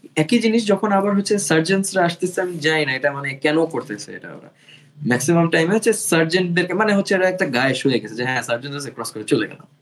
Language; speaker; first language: Bangla; native; Bangla